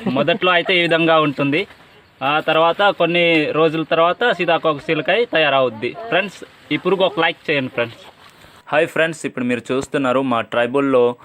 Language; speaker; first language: Telugu; non-native, local second language; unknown